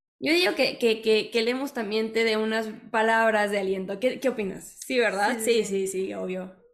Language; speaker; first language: Spanish; native; Spanish